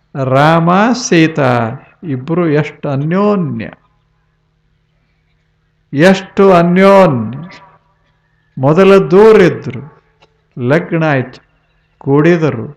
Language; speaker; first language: Kannada; native; Kannada